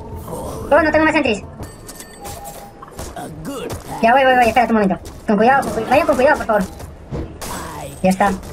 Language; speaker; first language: Spanish; native; Spanish